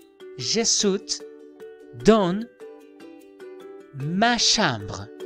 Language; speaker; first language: French; non-native, learner; Spanish